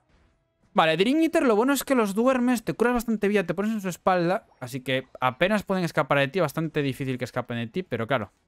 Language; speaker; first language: Spanish; native; Spanish